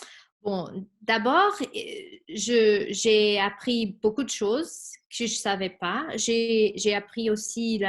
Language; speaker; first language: French; non-native, fluent; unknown